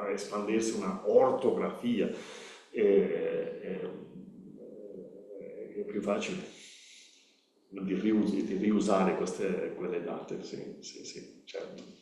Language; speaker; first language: Italian; non-native, learner; Spanish